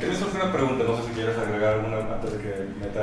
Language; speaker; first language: Spanish; native; Spanish